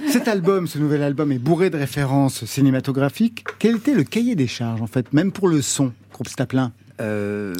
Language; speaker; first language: French; native; French